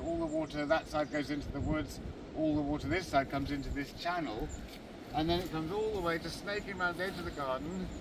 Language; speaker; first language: English; native; English